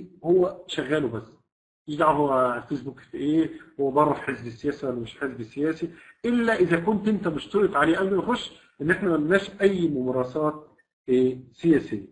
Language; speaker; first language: Arabic; native; Arabic